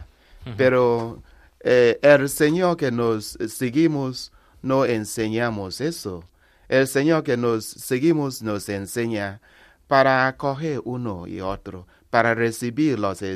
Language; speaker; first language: Spanish; non-native, learner; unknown